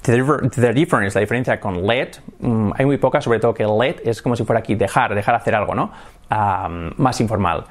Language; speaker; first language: Spanish; native; Spanish